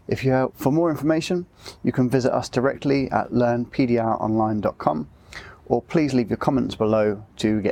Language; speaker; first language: English; native; English